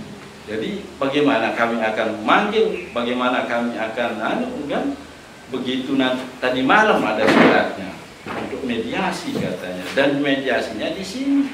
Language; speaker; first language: Indonesian; non-native, local second language; Sasak